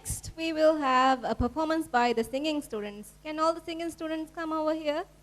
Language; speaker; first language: English; non-native, local second language; Divehi